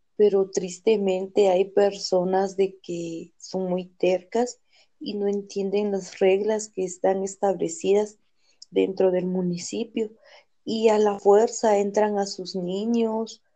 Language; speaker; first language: Spanish; native; Spanish